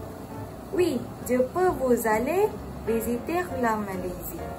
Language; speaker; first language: French; non-native, learner; Malay